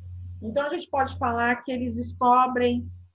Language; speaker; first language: Portuguese; native; Portuguese